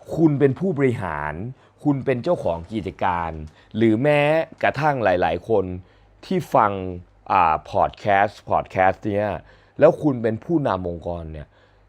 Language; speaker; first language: Thai; native; Thai